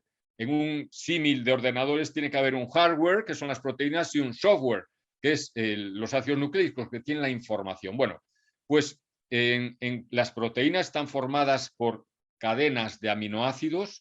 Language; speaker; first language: Spanish; native; Spanish